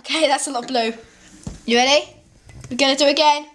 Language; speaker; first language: English; native; English